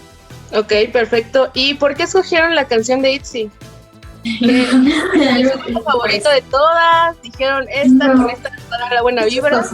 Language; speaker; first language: Spanish; native; Spanish